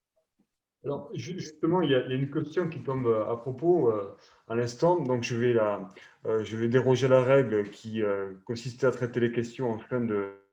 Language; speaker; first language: French; native; French